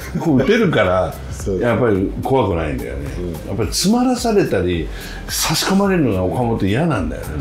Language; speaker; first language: Japanese; native; Japanese